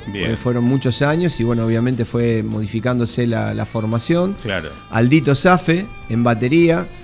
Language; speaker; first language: Spanish; native; Spanish